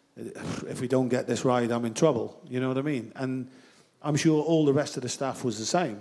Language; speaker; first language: English; non-native, fluent; Dutch